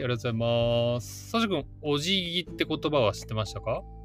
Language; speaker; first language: Japanese; native; Japanese